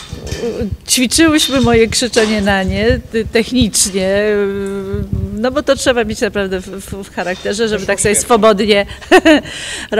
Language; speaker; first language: Polish; native; Polish